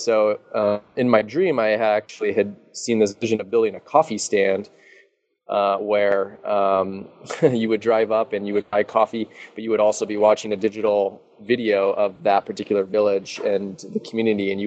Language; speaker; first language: English; native; English